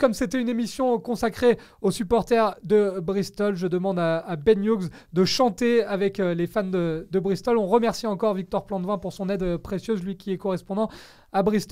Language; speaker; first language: French; native; French